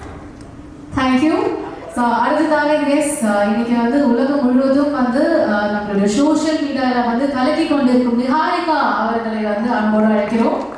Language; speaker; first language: Tamil; native; Tamil